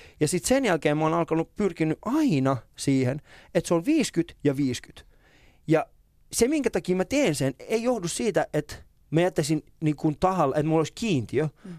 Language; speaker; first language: Finnish; early bilingual, other home language; Persian